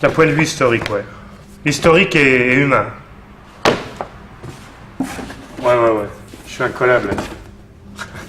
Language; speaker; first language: French; native; French